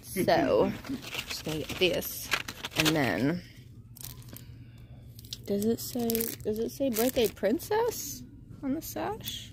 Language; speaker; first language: English; native; English